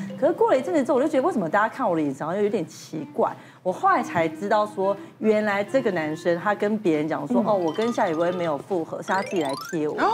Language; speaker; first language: Chinese; native; Chinese